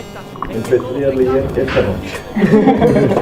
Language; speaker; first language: Spanish; non-native, fluent; Dutch